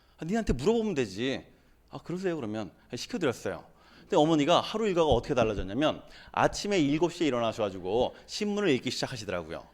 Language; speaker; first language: Korean; native; Korean